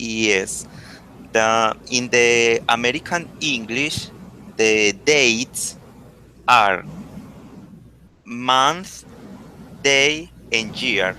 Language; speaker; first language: English; non-native, learner; Spanish